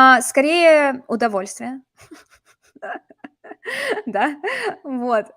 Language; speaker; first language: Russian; non-native, fluent; English